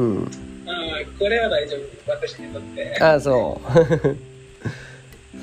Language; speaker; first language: Japanese; non-native, learner; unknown